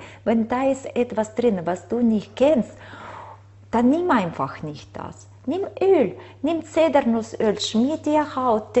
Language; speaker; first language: German; non-native, fluent; Russian